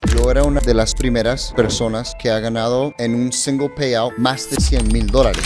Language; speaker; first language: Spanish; early bilingual, heritage; English